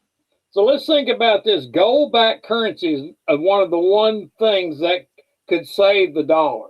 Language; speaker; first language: English; native; English